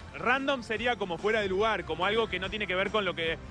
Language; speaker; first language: Spanish; native; Spanish